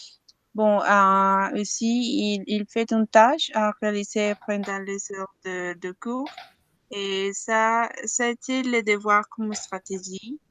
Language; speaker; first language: French; non-native, learner; Spanish